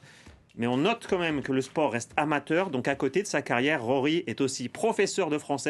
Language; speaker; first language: French; native; French